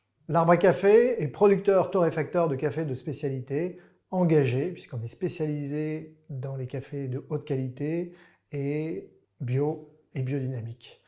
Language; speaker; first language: French; native; French